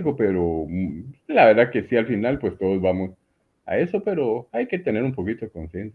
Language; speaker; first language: Spanish; native; Spanish